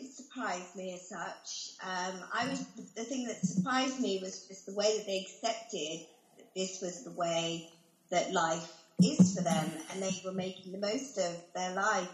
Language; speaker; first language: English; native; English